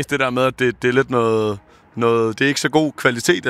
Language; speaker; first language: Danish; native; Danish